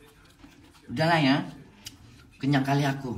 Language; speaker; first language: Indonesian; native; Indonesian